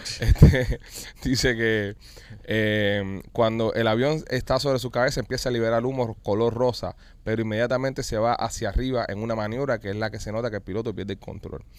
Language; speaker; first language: Spanish; native; Spanish